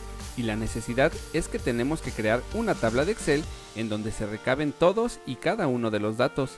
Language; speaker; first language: Spanish; native; Spanish